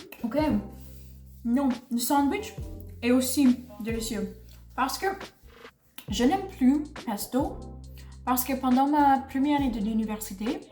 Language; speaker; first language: French; non-native, learner; English